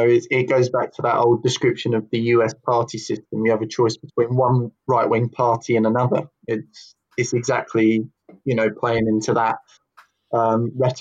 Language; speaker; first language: English; native; English